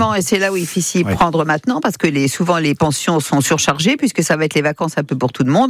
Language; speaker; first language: French; native; French